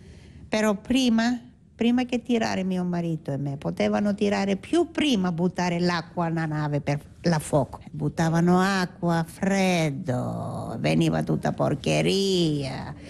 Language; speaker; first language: Italian; non-native, learner; Greek